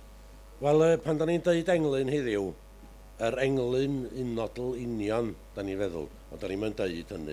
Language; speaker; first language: Welsh; native; Welsh